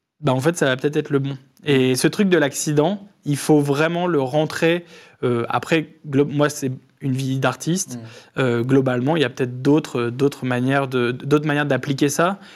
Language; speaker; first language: French; native; French